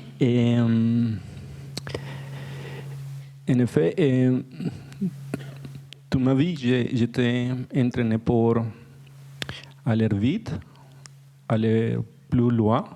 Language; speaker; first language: French; non-native, learner; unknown